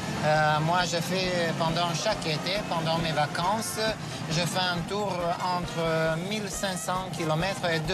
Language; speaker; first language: French; non-native, fluent; Serbian